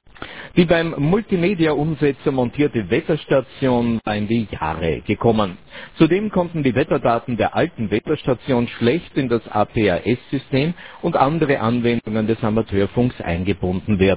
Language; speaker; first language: German; native; German